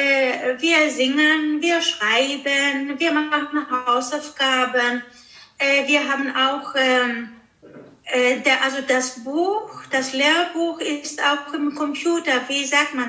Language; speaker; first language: German; early bilingual, other home language; Greek